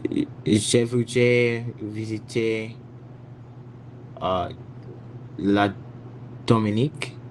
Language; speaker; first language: French; non-native, learner; English